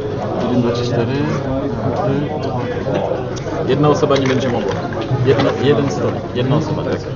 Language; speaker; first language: Polish; non-native, learner; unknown